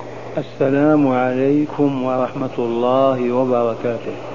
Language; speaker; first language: Arabic; native; Arabic